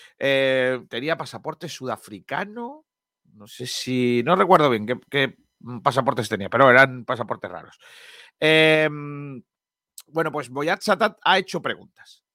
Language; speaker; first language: Spanish; native; Spanish